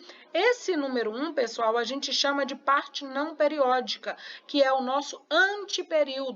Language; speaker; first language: Portuguese; native; Portuguese